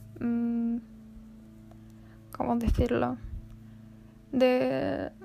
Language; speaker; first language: Spanish; non-native, fluent; Polish